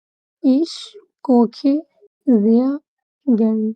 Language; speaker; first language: German; non-native, learner; Urdu